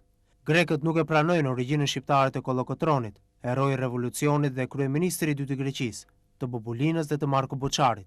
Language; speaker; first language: Albanian; native; Albanian